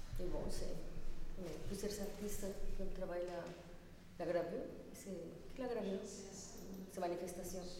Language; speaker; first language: French; non-native, fluent; Spanish